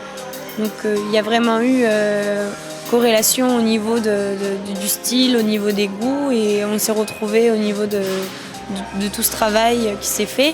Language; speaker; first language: French; native; French